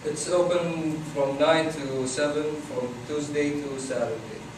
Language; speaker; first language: English; non-native, fluent; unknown